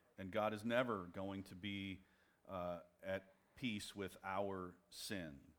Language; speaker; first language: English; native; English